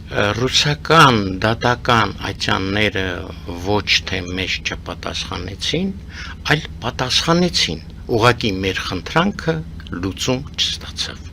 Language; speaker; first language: Armenian; early bilingual, heritage; Armenian